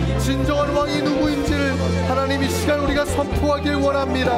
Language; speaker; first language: Korean; native; Korean